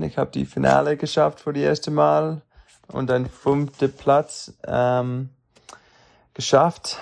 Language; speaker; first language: German; non-native, learner; English